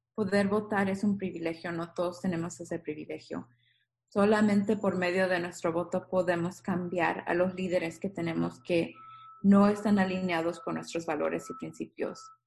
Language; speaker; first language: Spanish; native; Spanish